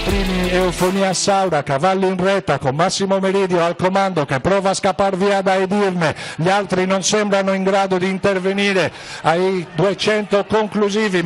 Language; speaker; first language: Italian; native; Italian